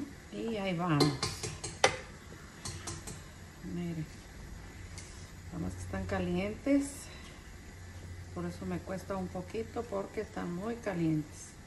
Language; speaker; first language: Spanish; native; Spanish